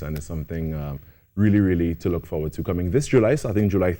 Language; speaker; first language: English; native; English